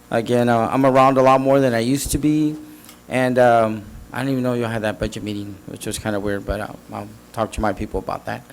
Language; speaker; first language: English; native; English